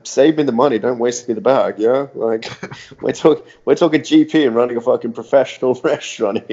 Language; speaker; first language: English; native; English